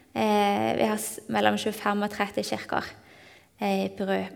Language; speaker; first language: Norwegian; native; Norwegian